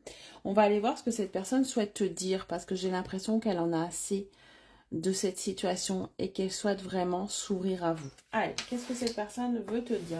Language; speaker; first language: French; native; French